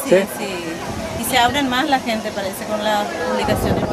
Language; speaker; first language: Spanish; non-native, local second language; Guarani